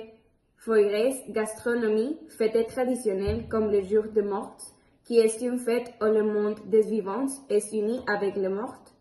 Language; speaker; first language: French; non-native, learner; Spanish